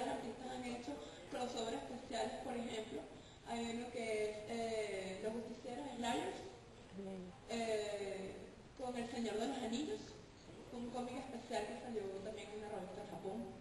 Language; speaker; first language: Spanish; native; Spanish